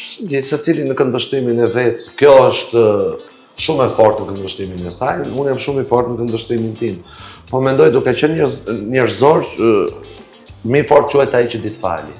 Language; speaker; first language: Albanian; native; Albanian